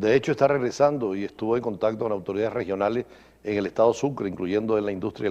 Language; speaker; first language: Spanish; native; Spanish